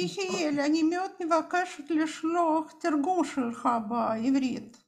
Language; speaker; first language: Hebrew; non-native, fluent; Russian